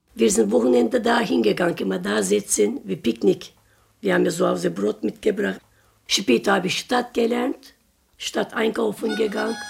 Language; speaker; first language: German; non-native, learner; Turkish